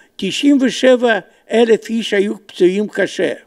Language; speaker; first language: Hebrew; non-native, fluent; Romanian